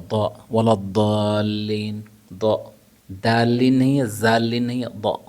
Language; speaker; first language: Urdu; native; Urdu